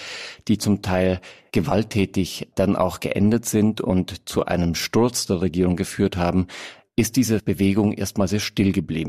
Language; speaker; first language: German; native; German